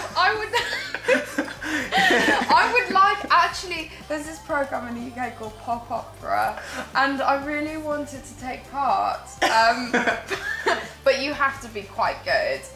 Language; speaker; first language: English; native; English